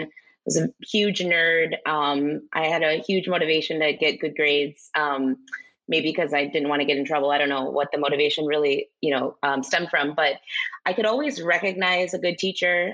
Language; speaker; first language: English; native; English